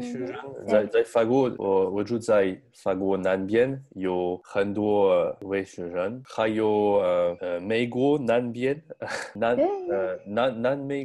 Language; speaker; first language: Chinese; non-native, learner; French